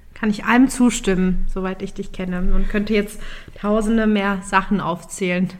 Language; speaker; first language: German; early bilingual, other home language; Turkish